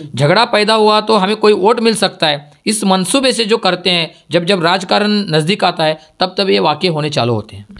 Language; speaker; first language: Hindi; non-native, local second language; Marathi